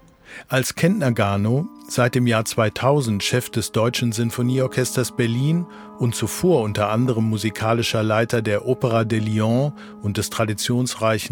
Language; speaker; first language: German; native; German